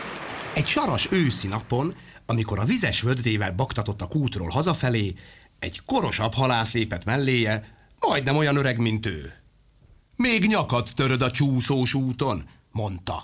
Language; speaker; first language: Hungarian; native; Hungarian